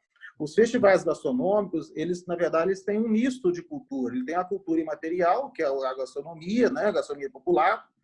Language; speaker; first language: Portuguese; native; Portuguese